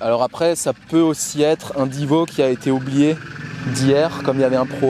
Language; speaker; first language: French; native; French